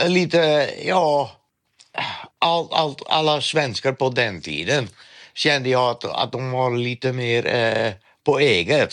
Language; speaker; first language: Swedish; non-native, fluent; Dutch